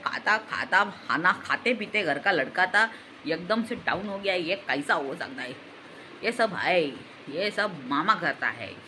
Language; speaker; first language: Hindi; non-native, local second language; Marathi